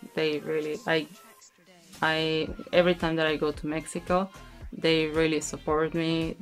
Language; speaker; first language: English; non-native, learner; Spanish